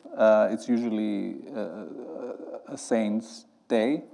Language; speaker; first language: English; non-native, fluent; Greek